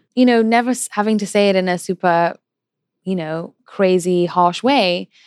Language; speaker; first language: English; native; English